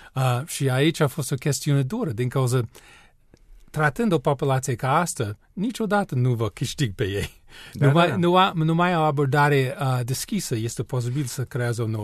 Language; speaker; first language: Romanian; non-native, learner; English